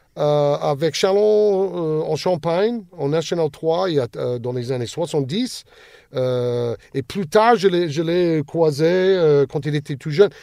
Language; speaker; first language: French; non-native, fluent; English